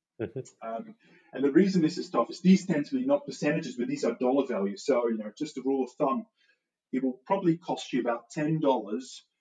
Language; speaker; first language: English; non-native, fluent; Dutch